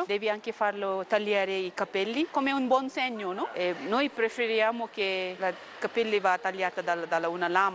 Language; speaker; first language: Italian; non-native, fluent; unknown